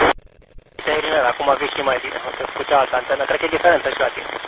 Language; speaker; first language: Romanian; native; Romanian